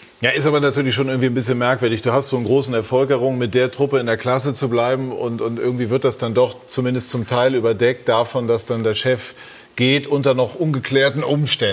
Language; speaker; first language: German; native; German